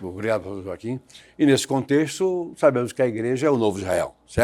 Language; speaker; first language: Portuguese; native; Portuguese